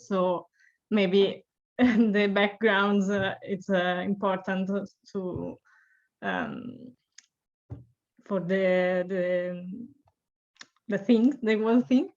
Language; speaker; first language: English; non-native, learner; Italian